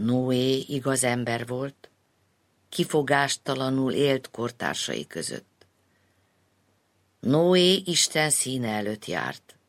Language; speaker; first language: Hungarian; native; Hungarian